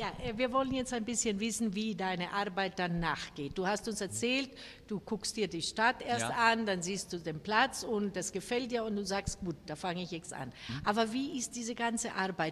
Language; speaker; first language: German; non-native, fluent; Spanish